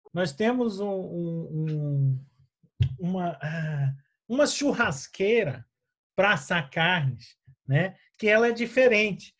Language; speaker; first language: Portuguese; native; Portuguese